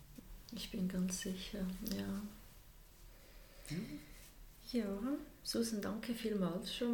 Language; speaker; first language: German; native; German